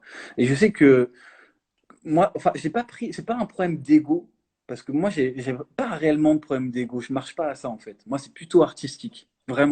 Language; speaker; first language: French; native; French